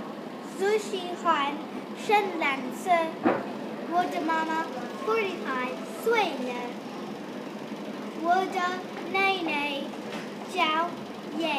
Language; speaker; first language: Chinese; non-native, learner; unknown